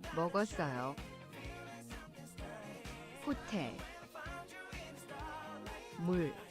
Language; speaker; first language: Korean; non-native, learner; English